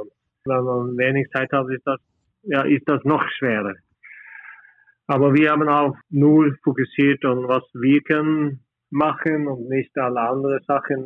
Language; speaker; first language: German; non-native, learner; Norwegian